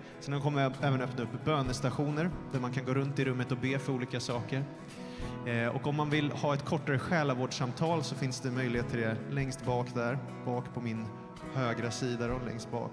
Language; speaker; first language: Swedish; native; Swedish